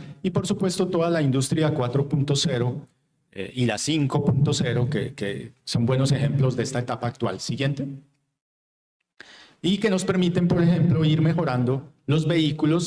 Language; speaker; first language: Spanish; native; Spanish